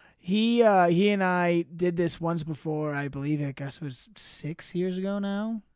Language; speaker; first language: English; native; English